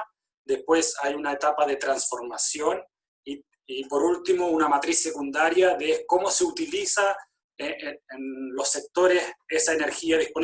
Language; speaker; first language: Spanish; native; Spanish